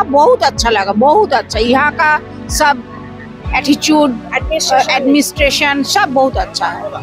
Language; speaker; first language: Hindi; non-native, local second language; Bangla